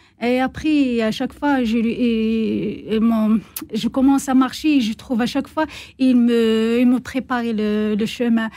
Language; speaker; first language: French; non-native, learner; Kabyle